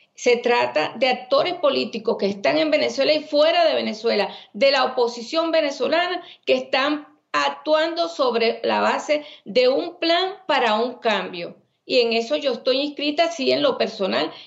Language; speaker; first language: Spanish; native; Spanish